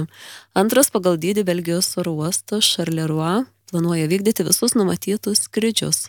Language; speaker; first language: Lithuanian; native; Lithuanian